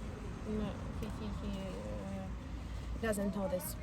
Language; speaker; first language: English; non-native, learner; Ukrainian